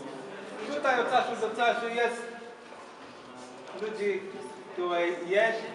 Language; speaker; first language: Polish; non-native, learner; Hebrew